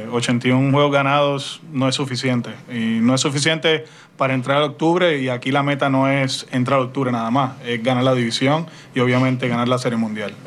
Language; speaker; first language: Spanish; native; Spanish